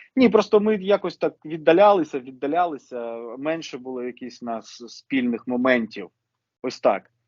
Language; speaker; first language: Ukrainian; non-native, local second language; Russian